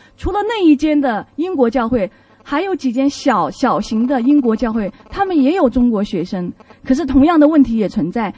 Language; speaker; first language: Chinese; native; Chinese